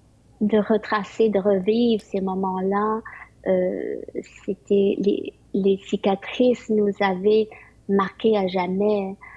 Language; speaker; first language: French; early bilingual, other home language; Vietnamese